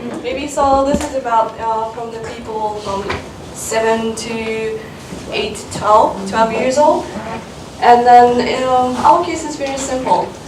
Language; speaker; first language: English; non-native, learner; Japanese